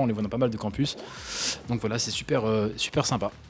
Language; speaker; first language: French; native; French